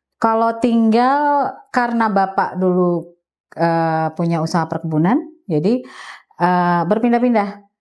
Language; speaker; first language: Indonesian; native; Indonesian